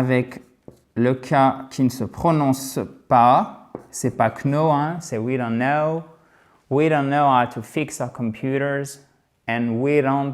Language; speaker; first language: French; native; French